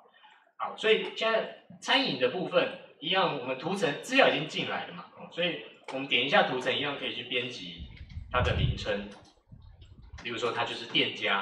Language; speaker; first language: Chinese; native; Chinese